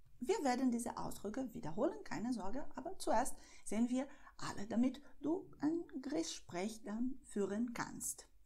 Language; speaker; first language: German; non-native, fluent; Portuguese